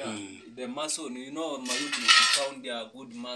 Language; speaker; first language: English; non-native, learner; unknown